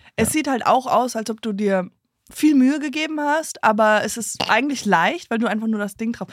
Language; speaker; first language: German; non-native, fluent; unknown